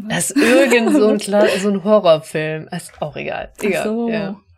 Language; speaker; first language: German; native; German